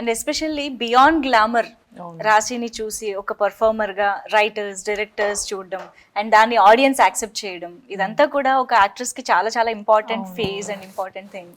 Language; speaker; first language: Telugu; native; Telugu